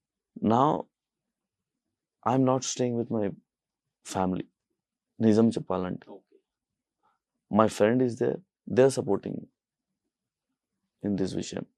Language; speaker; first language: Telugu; non-native, local second language; Urdu